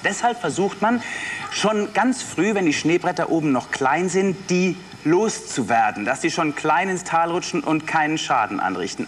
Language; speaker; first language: German; native; German